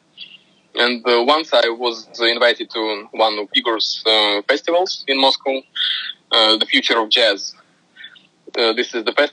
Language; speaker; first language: English; non-native, fluent; Russian